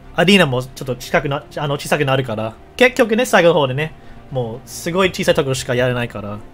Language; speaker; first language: Japanese; non-native, fluent; English